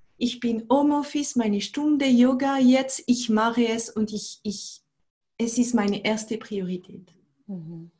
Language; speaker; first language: German; non-native, fluent; French